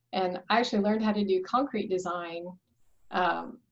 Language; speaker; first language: English; native; English